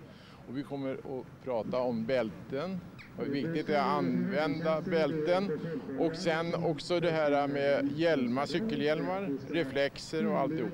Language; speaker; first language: Swedish; native; Swedish